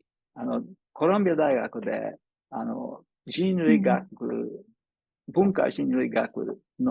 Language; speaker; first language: Japanese; non-native, fluent; English